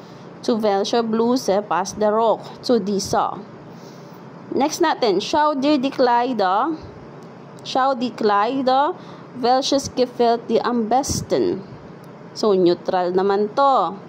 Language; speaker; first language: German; non-native, fluent; Filipino